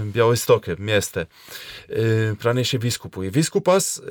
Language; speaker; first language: Lithuanian; non-native, fluent; Polish